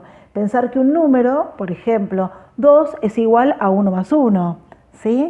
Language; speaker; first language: Spanish; native; Spanish